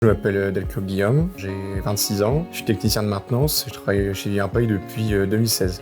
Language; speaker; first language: French; native; French